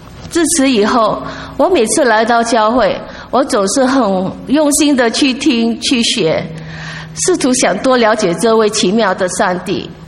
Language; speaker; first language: Chinese; non-native, local second language; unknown